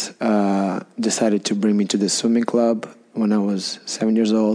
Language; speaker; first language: English; non-native, fluent; Russian